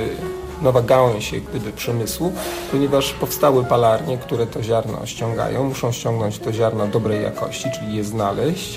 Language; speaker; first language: Polish; native; Polish